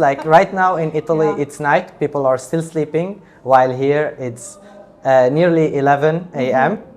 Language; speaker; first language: English; non-native, fluent; Italian